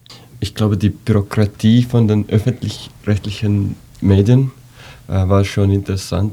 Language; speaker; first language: German; non-native, fluent; Estonian